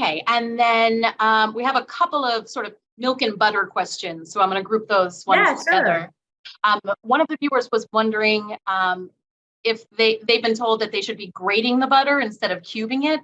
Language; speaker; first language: English; native; English